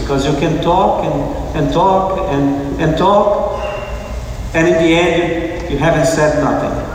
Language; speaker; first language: English; non-native, fluent; Portuguese